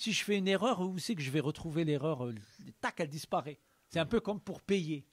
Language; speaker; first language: French; native; French